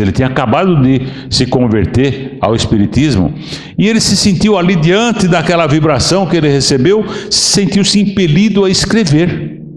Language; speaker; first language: Portuguese; native; Portuguese